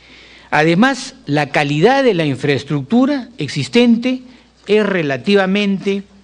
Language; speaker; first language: Spanish; native; Spanish